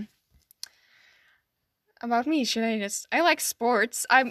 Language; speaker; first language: English; non-native, fluent; Swedish